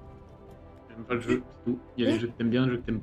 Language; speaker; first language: French; native; French